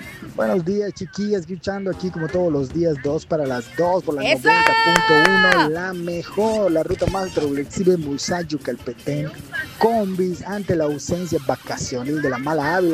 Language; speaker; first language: Spanish; native; Spanish